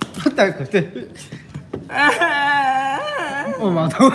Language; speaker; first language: Hindi; non-native, local second language; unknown